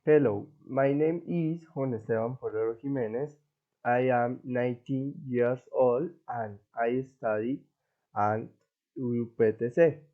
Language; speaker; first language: English; non-native, learner; Spanish